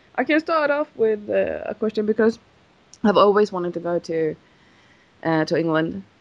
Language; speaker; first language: English; non-native, fluent; Swedish